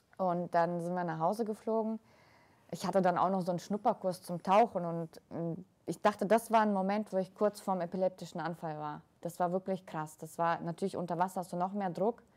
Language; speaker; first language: German; early bilingual, other home language; Russian